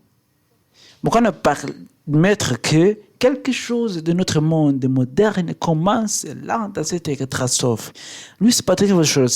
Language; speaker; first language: French; non-native, learner; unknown